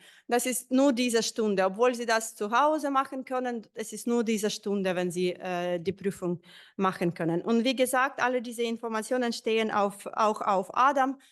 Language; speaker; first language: German; non-native, fluent; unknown